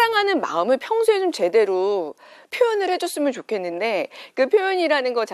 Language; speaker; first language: Korean; native; Korean